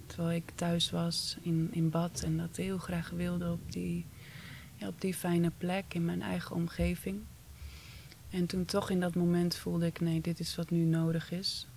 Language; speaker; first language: Dutch; early bilingual, other home language; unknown